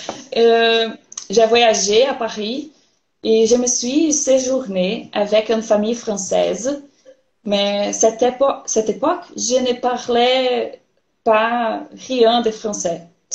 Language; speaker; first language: French; non-native, learner; Portuguese